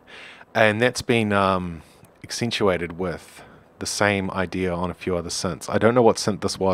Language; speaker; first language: English; native; English